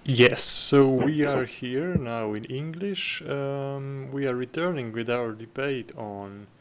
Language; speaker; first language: English; non-native, fluent; Slovenian